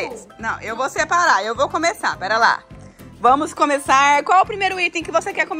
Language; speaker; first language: Portuguese; native; Portuguese